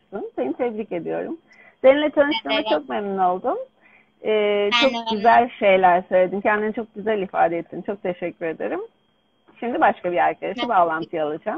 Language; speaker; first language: Turkish; native; Turkish